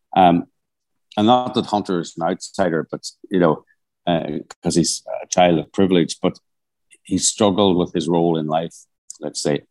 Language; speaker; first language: English; native; English